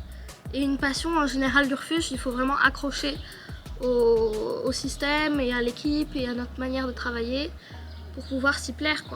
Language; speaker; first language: French; native; French